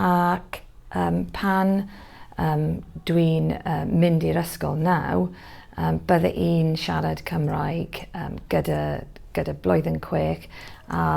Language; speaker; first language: Welsh; non-native, learner; English